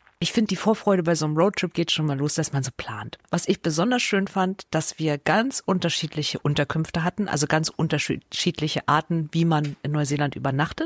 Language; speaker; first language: German; native; German